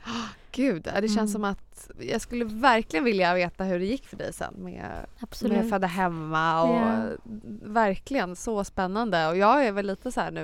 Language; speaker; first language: Swedish; native; Swedish